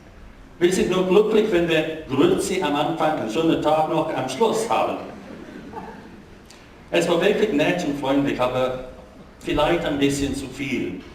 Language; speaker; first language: German; non-native, fluent; English